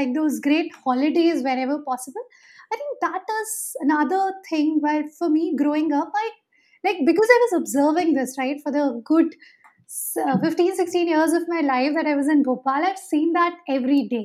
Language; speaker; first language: English; non-native, local second language; Hindi